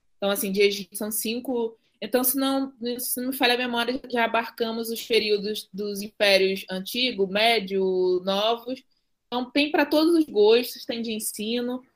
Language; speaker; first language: Portuguese; native; Portuguese